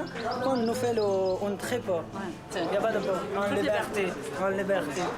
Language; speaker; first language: French; non-native, learner; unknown